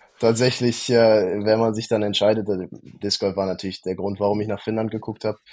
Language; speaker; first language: German; native; German